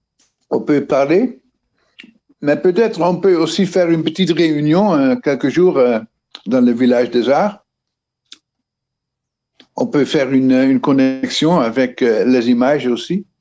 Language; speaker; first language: French; non-native, fluent; Dutch